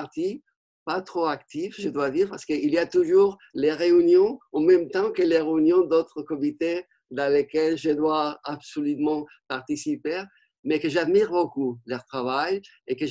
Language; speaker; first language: French; non-native, fluent; Spanish